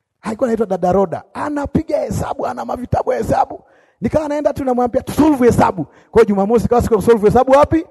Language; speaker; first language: Swahili; native; Swahili